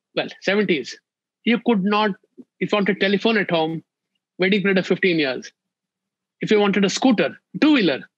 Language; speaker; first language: English; non-native, local second language; Hindi